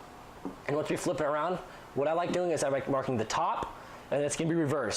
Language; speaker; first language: English; native; English